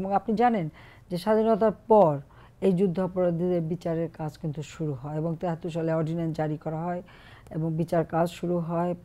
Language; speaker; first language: Bangla; native; Bangla